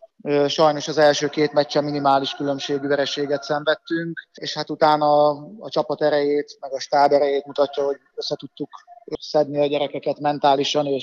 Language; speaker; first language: Hungarian; native; Hungarian